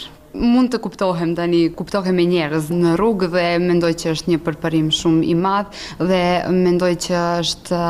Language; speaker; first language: Albanian; non-native, fluent; Serbian